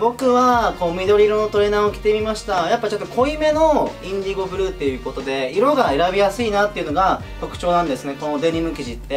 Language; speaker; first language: Japanese; native; Japanese